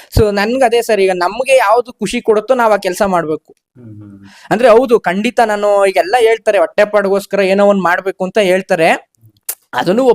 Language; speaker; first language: Kannada; native; Kannada